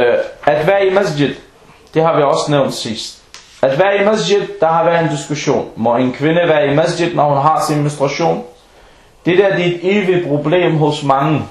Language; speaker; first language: Danish; non-native, local second language; Arabic